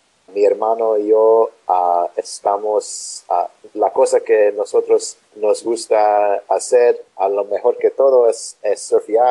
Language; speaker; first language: Spanish; non-native, learner; English